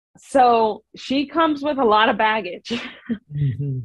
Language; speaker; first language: English; native; English